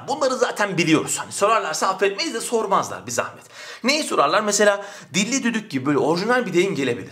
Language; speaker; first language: Turkish; native; Turkish